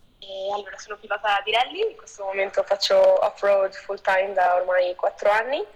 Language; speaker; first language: Italian; non-native, fluent; Spanish